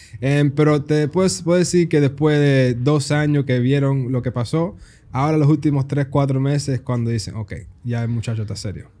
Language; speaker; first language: Spanish; early bilingual, heritage; Spanish